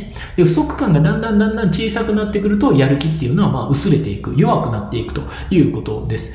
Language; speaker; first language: Japanese; native; Japanese